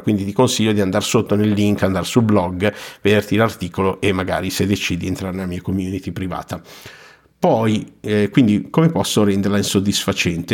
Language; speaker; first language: Italian; native; Italian